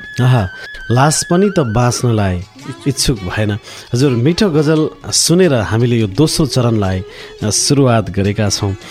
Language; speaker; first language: Nepali; native; Nepali